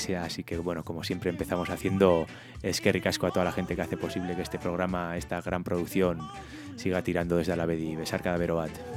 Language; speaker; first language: Spanish; native; Spanish